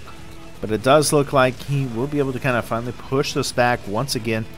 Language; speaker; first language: English; native; English